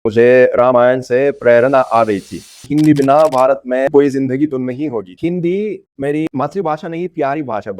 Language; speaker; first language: Hindi; non-native, fluent; Russian